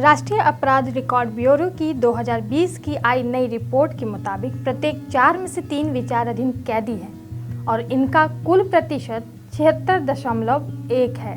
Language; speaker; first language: Hindi; native; Hindi